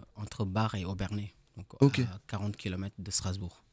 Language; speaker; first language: French; non-native, local second language; Wolof